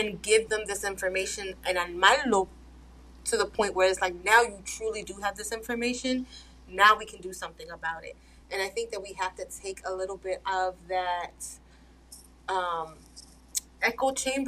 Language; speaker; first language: English; early bilingual, other home language; Spanish